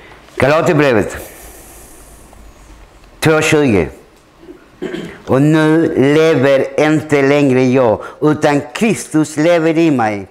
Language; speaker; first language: Swedish; non-native, fluent; Spanish